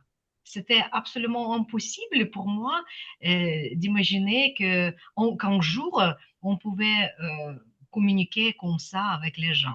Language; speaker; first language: French; non-native, fluent; Ukrainian